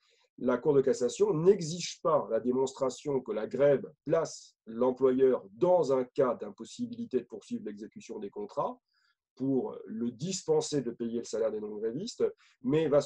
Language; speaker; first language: French; native; French